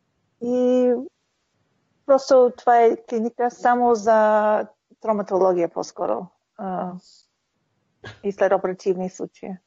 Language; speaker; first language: Bulgarian; early bilingual, heritage; Bulgarian